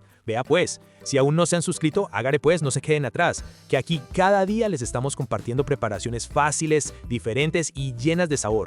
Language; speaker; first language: Spanish; native; Spanish